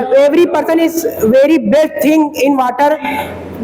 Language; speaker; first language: English; non-native, learner; Hindi